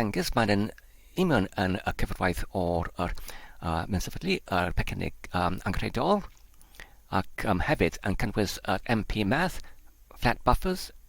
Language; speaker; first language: Welsh; non-native, learner; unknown